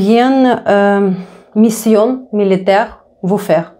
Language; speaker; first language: French; non-native, learner; Russian